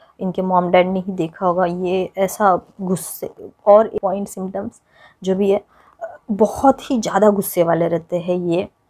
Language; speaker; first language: Hindi; non-native, local second language; Marathi